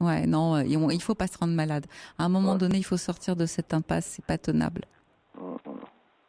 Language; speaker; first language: French; native; French